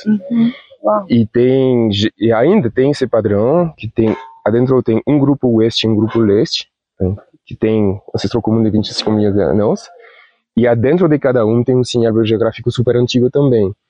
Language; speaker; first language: Portuguese; non-native, fluent; Spanish